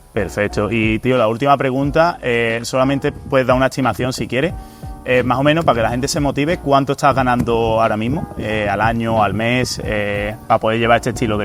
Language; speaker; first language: Spanish; native; Spanish